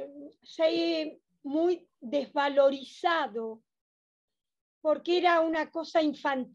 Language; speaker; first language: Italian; non-native, learner; Spanish